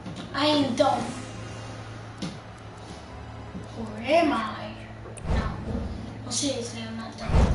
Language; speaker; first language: English; native; English